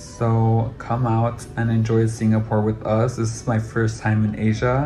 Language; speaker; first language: English; native; English